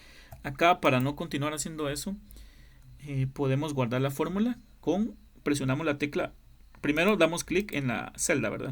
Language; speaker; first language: Spanish; native; Spanish